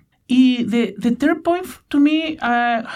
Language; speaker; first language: English; non-native, learner; Spanish